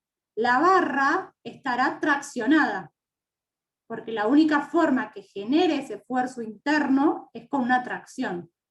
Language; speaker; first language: Spanish; native; Spanish